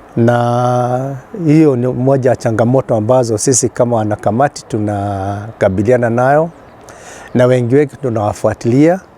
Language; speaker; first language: Swahili; non-native, local second language; Kikuyu